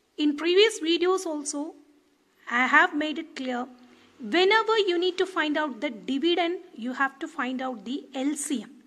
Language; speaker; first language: English; non-native, local second language; Tamil